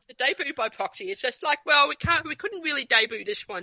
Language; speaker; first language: English; native; English